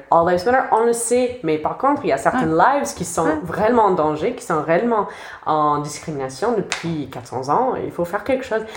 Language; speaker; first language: French; non-native, fluent; English